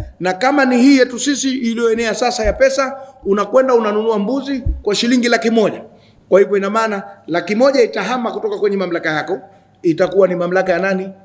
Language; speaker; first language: Swahili; native; Swahili